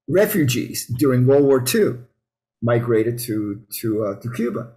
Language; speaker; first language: English; early bilingual, other home language; Spanish